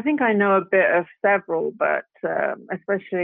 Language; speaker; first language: English; native; English